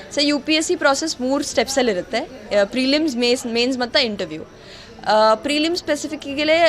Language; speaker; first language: Kannada; native; Kannada